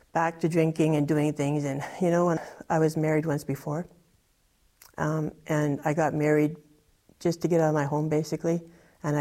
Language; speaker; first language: English; native; English